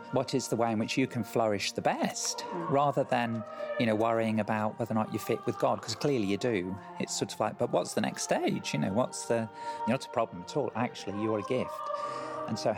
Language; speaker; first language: English; native; English